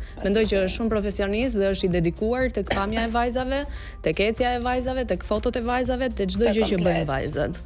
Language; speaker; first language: Albanian; native; Albanian